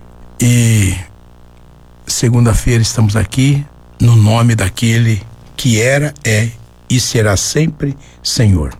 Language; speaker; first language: Portuguese; native; Portuguese